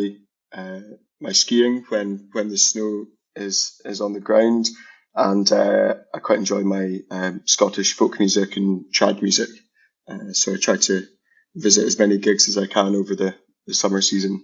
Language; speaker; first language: English; native; English